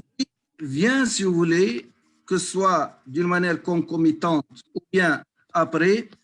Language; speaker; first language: French; non-native, local second language; Arabic